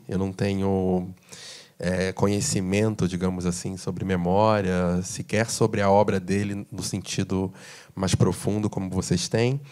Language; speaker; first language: Portuguese; native; Portuguese